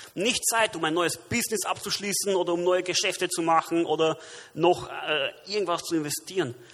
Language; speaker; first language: German; early bilingual, other home language; Romanian